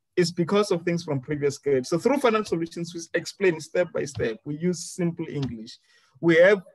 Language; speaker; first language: English; non-native, local second language; Venda